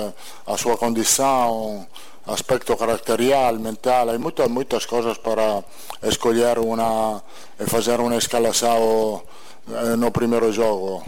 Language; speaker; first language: Portuguese; non-native, learner; Italian